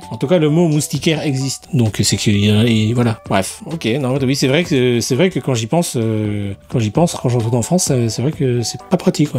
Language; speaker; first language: French; native; French